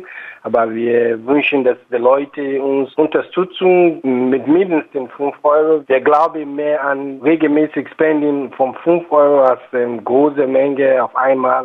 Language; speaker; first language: German; non-native, fluent; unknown